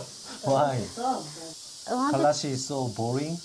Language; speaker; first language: English; non-native, learner; Korean